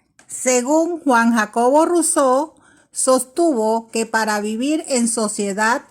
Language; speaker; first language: Spanish; native; Spanish